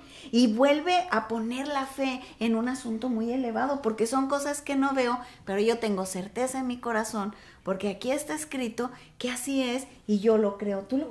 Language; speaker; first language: Spanish; native; Spanish